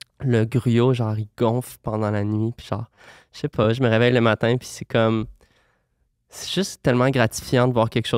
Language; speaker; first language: French; native; French